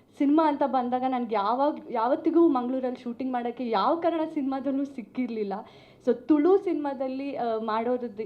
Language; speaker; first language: Kannada; non-native, local second language; Tulu